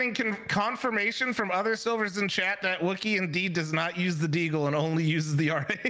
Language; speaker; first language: English; native; English